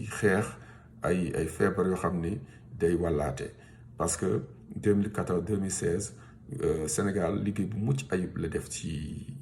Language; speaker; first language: Wolof; non-native, local second language; Fula